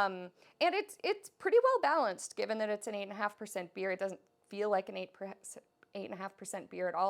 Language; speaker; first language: English; native; English